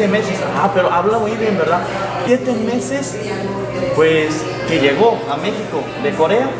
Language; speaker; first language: Spanish; non-native, fluent; Korean